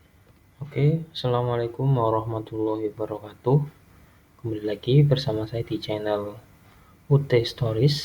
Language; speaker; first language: Indonesian; native; Indonesian